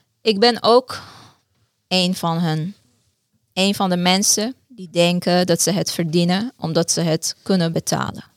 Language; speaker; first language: Dutch; non-native, fluent; Persian